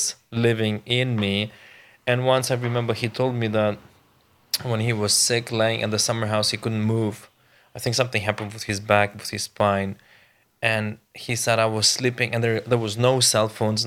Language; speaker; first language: English; non-native, fluent; Ukrainian